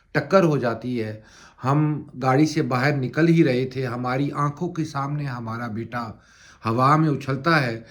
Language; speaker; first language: Urdu; native; Urdu